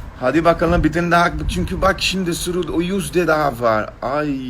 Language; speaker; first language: Turkish; non-native, learner; Portuguese